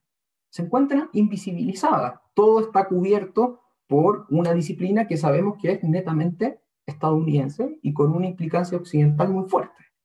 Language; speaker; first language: Spanish; native; Spanish